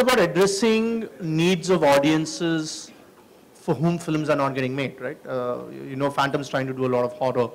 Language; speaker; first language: English; non-native, local second language; Hindi